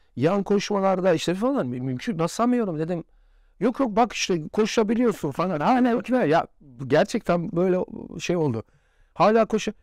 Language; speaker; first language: Turkish; non-native, fluent; Bosnian